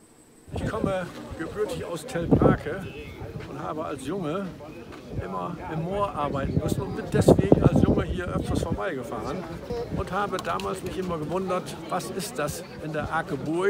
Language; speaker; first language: German; native; German